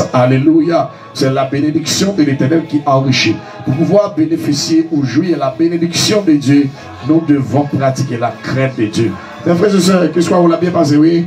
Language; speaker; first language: French; non-native, local second language; Haitian Creole